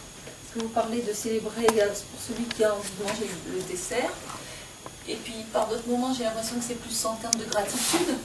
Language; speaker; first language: French; native; French